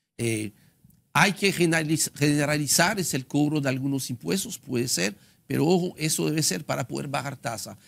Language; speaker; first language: Spanish; non-native, fluent; French